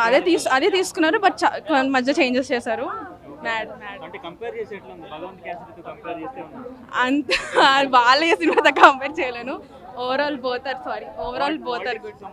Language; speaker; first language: Telugu; non-native, local second language; Tamil